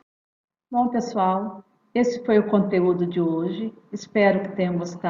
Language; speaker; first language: Portuguese; native; Portuguese